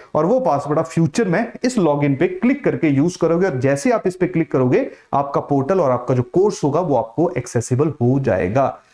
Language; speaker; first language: Hindi; native; Hindi